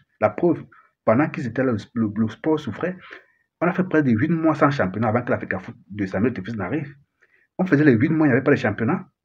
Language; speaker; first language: French; native; French